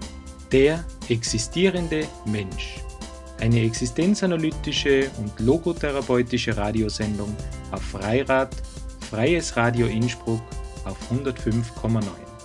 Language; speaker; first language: German; native; German